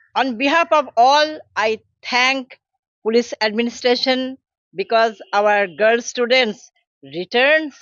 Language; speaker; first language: English; non-native, local second language; Bangla